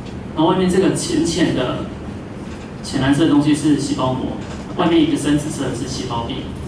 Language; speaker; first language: Chinese; native; Chinese